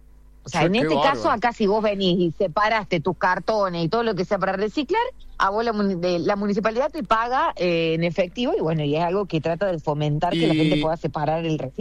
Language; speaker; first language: Spanish; native; Spanish